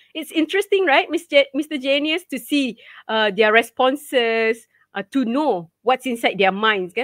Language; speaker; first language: English; non-native, local second language; Malay